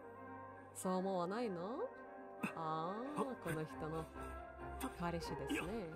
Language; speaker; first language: Japanese; non-native, learner; Russian